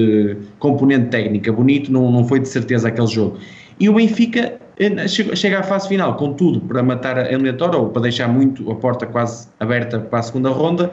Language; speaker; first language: Portuguese; native; Portuguese